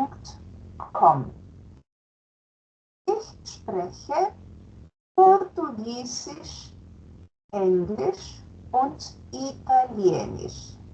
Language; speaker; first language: German; non-native, fluent; Spanish